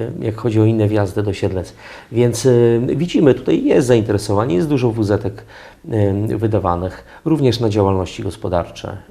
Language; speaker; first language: Polish; native; Polish